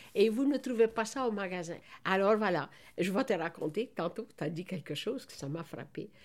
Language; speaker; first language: French; non-native, fluent; Italian